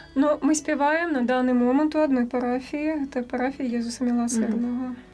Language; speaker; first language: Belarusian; native; Belarusian